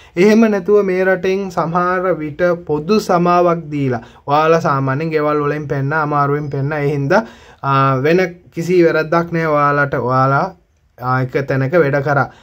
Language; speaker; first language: Sinhala; native; Sinhala